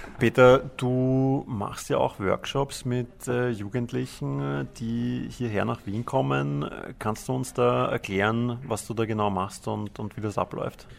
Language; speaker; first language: German; native; German